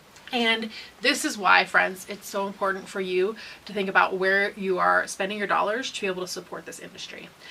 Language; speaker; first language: English; native; English